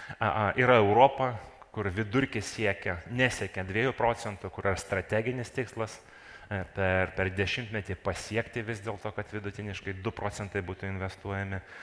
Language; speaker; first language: Lithuanian; non-native, local second language; Russian